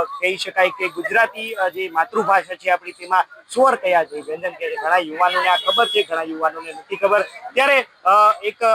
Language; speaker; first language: Gujarati; native; Gujarati